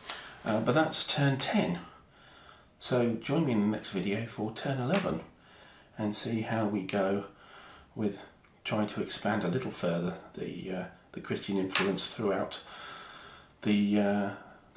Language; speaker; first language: English; native; English